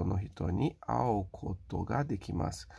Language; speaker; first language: Japanese; non-native, learner; Portuguese